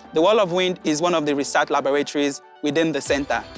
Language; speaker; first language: English; non-native, local second language; Yoruba